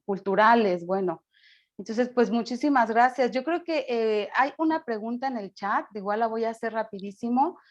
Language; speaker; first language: Spanish; native; Spanish